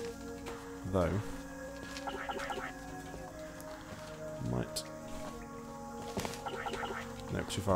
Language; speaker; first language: English; native; English